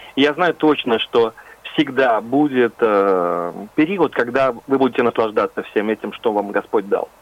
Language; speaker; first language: Russian; non-native, fluent; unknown